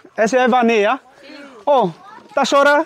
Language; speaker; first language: Portuguese; non-native, learner; Vietnamese